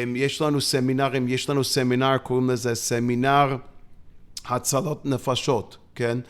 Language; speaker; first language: Hebrew; non-native, fluent; English